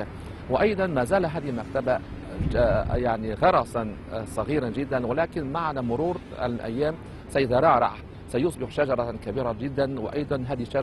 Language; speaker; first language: Arabic; non-native, fluent; Chinese